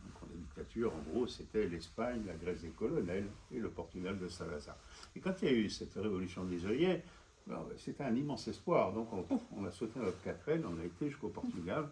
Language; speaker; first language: French; native; French